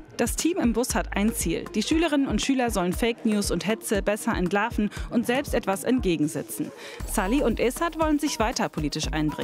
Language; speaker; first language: German; native; German